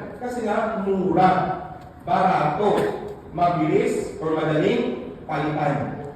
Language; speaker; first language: Filipino; non-native, local second language; Hiligaynon